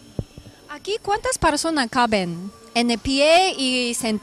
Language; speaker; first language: Spanish; non-native, fluent; Japanese